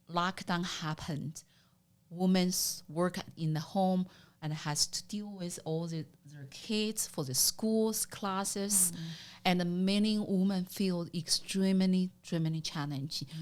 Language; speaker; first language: English; non-native, learner; Chinese